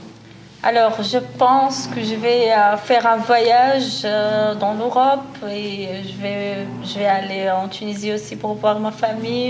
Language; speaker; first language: French; non-native, local second language; Arabic